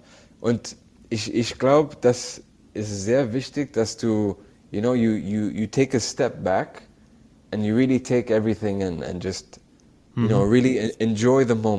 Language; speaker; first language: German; non-native, learner; Arabic